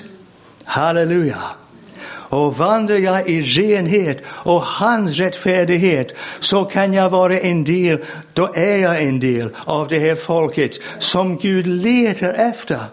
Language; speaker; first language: Swedish; non-native, fluent; English